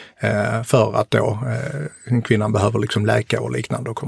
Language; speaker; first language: Swedish; native; Swedish